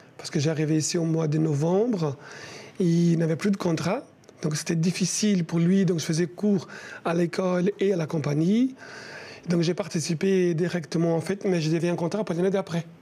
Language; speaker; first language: French; non-native, fluent; Portuguese